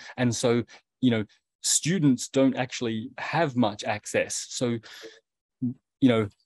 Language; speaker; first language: English; native; English